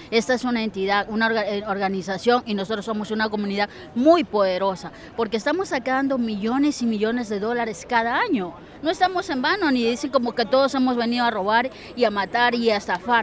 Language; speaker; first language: Spanish; native; Spanish